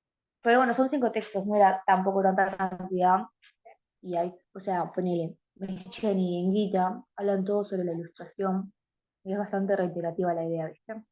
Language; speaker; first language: Spanish; native; Spanish